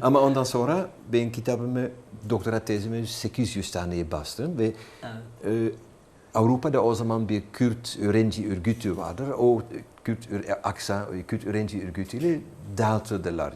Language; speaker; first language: Turkish; non-native, fluent; Dutch